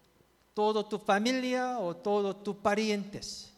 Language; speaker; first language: Spanish; non-native, fluent; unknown